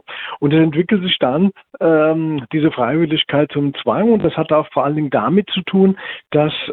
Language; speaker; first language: German; native; German